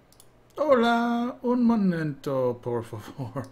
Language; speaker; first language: Spanish; non-native, learner; English